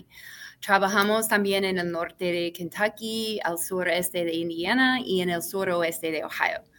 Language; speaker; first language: Spanish; non-native, fluent; English